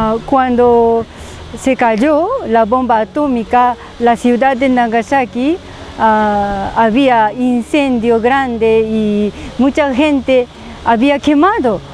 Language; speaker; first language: Spanish; non-native, learner; Japanese